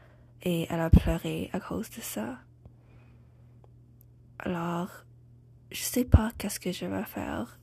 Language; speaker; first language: French; non-native, learner; English